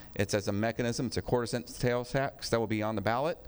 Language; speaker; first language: English; native; English